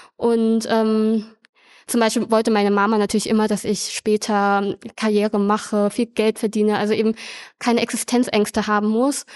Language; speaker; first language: German; early bilingual, other home language; Vietnamese